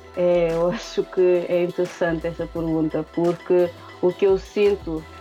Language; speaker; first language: Portuguese; non-native, local second language; Kabuverdianu